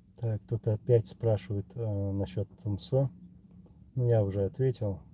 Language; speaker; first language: Russian; non-native, local second language; Chechen